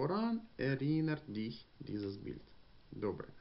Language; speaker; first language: German; non-native, fluent; Ukrainian